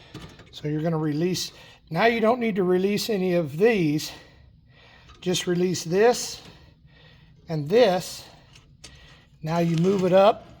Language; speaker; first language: English; native; English